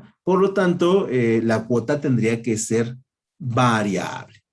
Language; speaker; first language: Spanish; native; Spanish